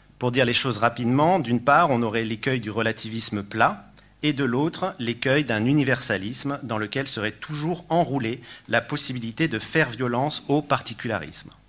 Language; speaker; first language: French; native; French